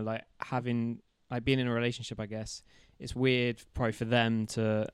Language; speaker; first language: English; native; English